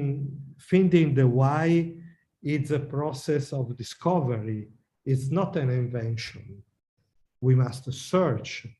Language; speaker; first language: English; non-native, learner; Italian